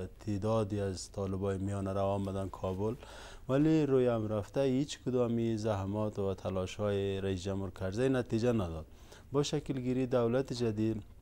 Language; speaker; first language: Persian; non-native, local second language; Uzbek